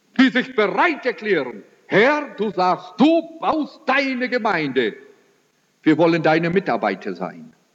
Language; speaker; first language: German; early bilingual, heritage; German